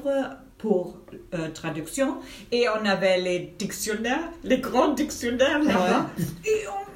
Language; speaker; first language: French; non-native, fluent; German